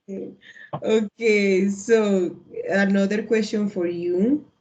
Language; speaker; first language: English; non-native, learner; Spanish